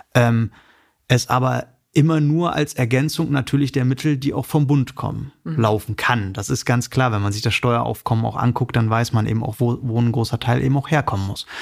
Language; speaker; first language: German; native; German